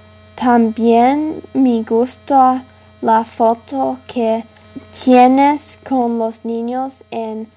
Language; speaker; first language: Spanish; non-native, learner; English